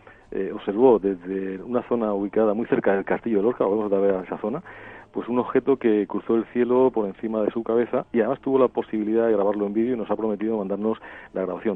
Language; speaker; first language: Spanish; native; Spanish